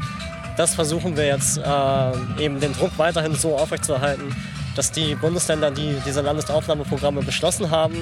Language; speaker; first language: German; native; German